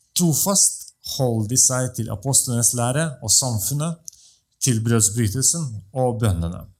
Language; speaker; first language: Norwegian; non-native, fluent; Russian